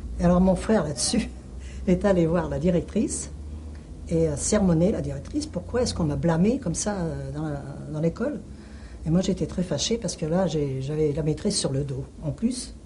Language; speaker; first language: French; early bilingual, other home language; Hungarian